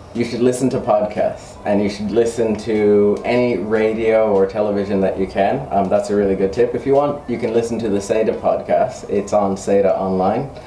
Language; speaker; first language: English; native; English